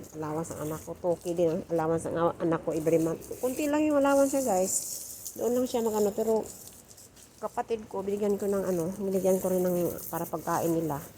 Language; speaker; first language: Filipino; non-native, local second language; Cebuano